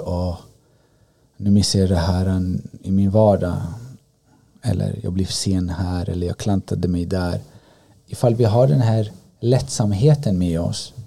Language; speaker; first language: Swedish; early bilingual, other home language; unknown